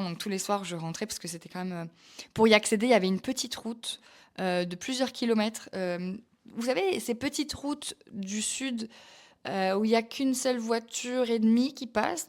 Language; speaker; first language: French; native; French